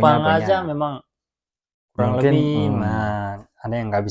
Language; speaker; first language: Indonesian; early bilingual, heritage; Japanese